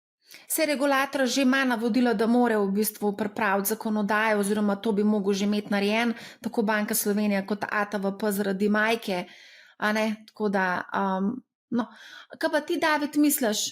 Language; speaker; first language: Slovenian; native; Slovenian